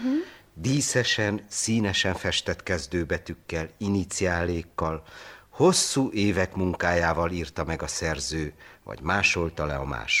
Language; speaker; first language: Hungarian; native; Hungarian